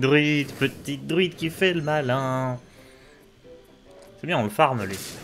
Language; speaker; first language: French; native; French